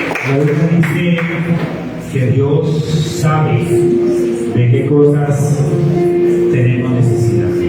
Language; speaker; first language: Spanish; native; Spanish